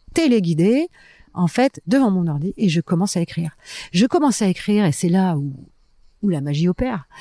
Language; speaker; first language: French; native; French